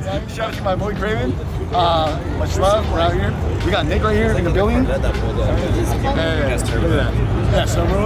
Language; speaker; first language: English; early bilingual, other home language; Spanish